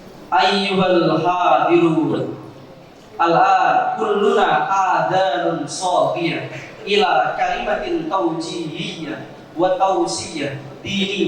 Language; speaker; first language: Arabic; non-native, fluent; Indonesian